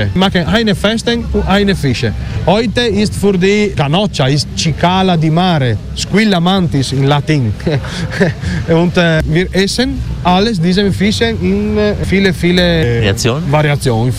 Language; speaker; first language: German; non-native, learner; Italian